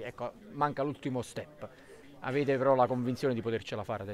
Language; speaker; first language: Italian; native; Italian